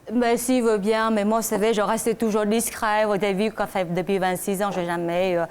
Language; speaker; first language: French; non-native, learner; Vietnamese